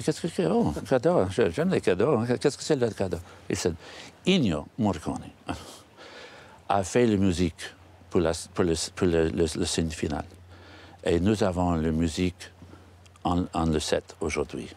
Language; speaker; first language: French; non-native, learner; English